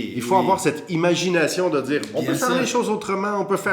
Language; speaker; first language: French; native; French